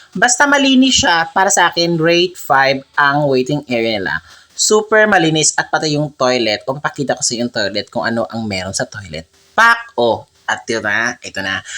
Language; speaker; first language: Filipino; non-native, local second language; Cebuano